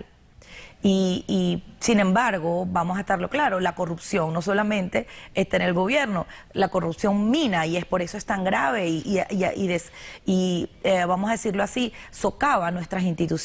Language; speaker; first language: Spanish; native; Spanish